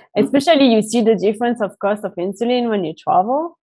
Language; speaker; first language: English; non-native, fluent; French